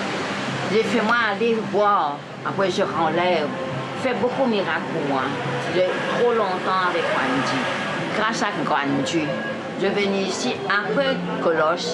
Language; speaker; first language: French; non-native, local second language; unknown